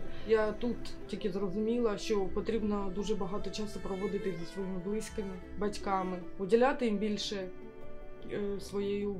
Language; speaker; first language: Ukrainian; native; Ukrainian